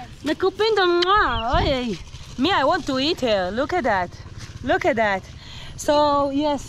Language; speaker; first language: English; non-native, learner; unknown